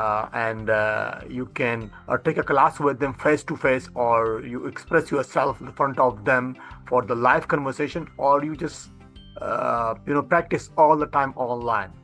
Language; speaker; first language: English; non-native, fluent; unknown